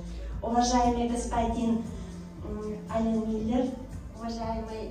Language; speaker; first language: Russian; non-native, local second language; Uzbek